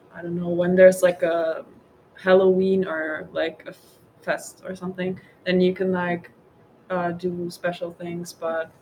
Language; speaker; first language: English; non-native, fluent; German